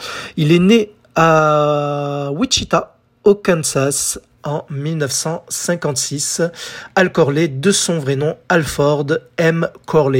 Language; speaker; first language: French; native; French